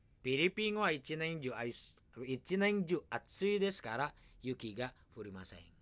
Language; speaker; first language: Japanese; non-native, fluent; Indonesian